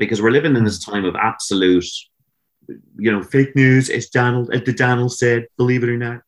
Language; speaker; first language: English; native; English